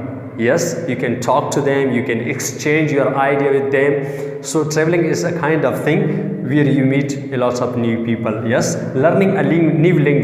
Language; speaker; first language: English; non-native, local second language; Urdu